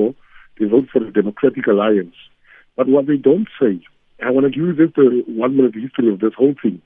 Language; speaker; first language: English; non-native, local second language; Afrikaans